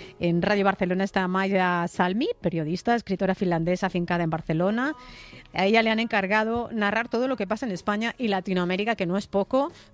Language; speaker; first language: Spanish; native; Spanish